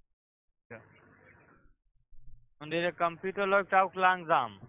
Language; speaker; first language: German; non-native, learner; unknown